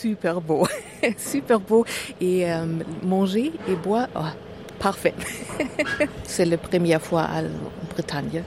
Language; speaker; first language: French; non-native, learner; German